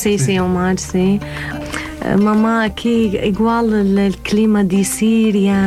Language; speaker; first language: Portuguese; non-native, learner; Arabic